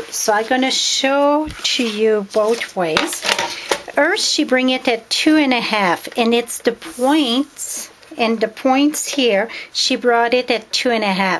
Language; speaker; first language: English; non-native, fluent; French